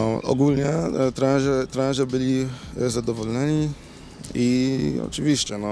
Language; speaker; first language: Polish; early bilingual, other home language; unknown